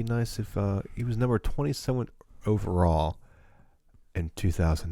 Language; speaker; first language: English; native; English